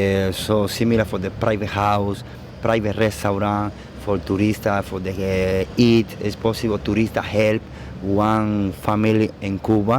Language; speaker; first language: English; non-native, learner; Spanish